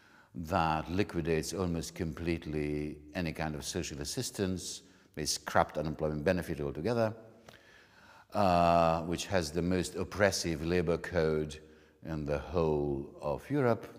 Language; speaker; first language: English; non-native, fluent; Hungarian